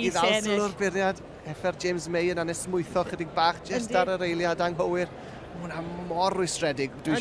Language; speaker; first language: Welsh; native; Welsh